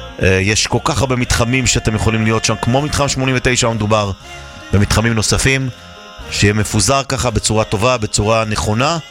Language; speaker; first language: Hebrew; native; Hebrew